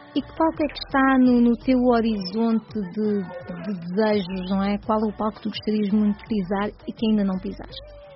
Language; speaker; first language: Portuguese; native; Portuguese